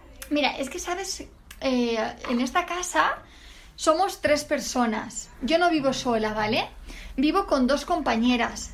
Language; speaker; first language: Spanish; native; Spanish